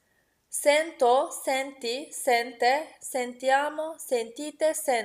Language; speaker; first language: Italian; non-native, fluent; Turkish